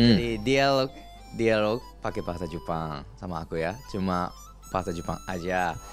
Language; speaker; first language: Indonesian; non-native, fluent; Japanese